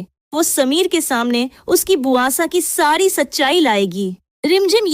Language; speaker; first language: Hindi; native; Hindi